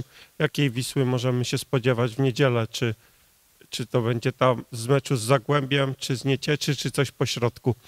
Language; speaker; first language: Polish; native; Polish